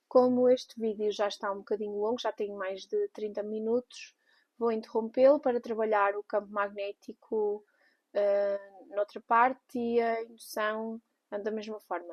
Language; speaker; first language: Portuguese; native; Portuguese